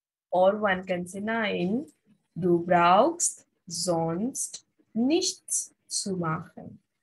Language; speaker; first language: German; non-native, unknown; Hindi